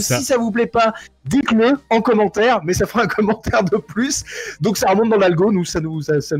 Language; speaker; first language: French; native; French